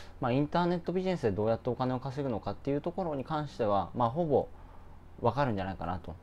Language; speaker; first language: Japanese; native; Japanese